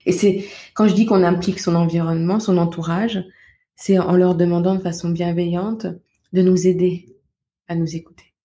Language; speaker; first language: French; native; French